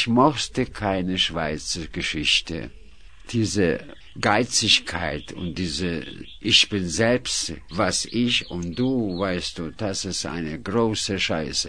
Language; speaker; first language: German; non-native, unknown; Russian